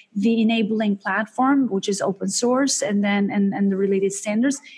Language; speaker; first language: English; early bilingual, other home language; Albanian